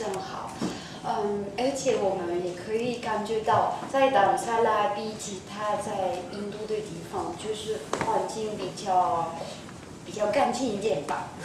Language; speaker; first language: Chinese; non-native, fluent; French